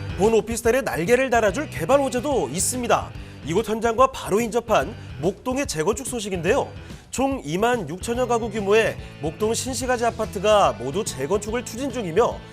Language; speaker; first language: Korean; native; Korean